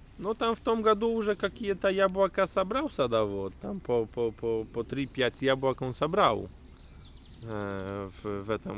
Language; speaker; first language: Russian; non-native, fluent; Polish